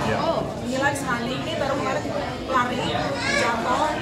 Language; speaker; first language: Indonesian; native; Indonesian